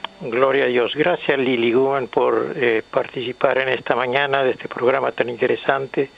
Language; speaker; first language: Spanish; native; Spanish